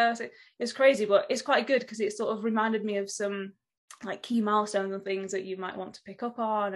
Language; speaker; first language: English; native; English